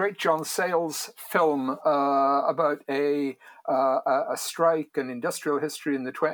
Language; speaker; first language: English; native; English